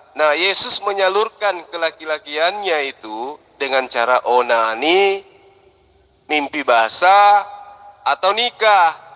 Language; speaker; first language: Indonesian; non-native, local second language; Buginese